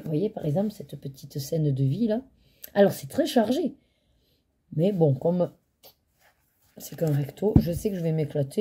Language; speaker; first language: French; native; French